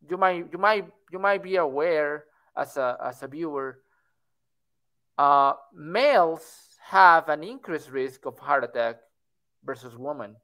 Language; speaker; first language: English; non-native, fluent; Spanish